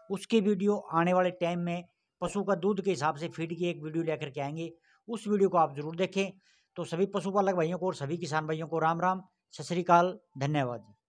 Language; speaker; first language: Hindi; native; Hindi